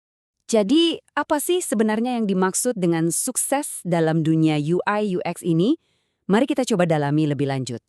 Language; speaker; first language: Indonesian; native; Indonesian